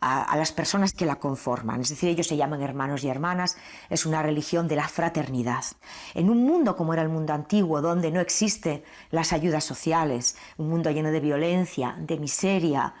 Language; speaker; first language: Spanish; native; Spanish